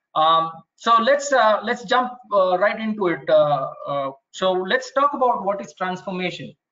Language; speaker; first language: English; non-native, local second language; Marathi